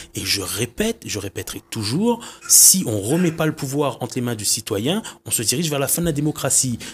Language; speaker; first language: French; native; French